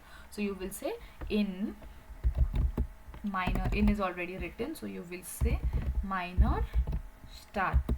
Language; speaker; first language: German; non-native, fluent; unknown